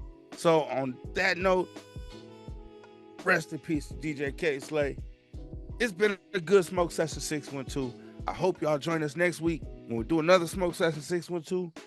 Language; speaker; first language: English; native; English